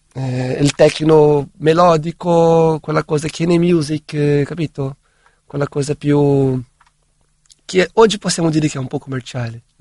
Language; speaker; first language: Italian; non-native, fluent; Portuguese